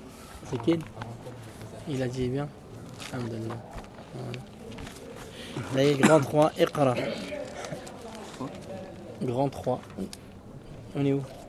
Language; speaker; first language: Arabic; non-native, fluent; French